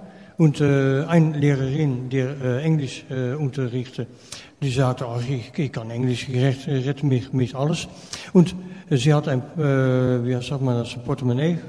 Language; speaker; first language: German; non-native, fluent; Dutch